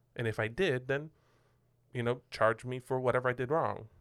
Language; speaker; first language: English; non-native, fluent; Spanish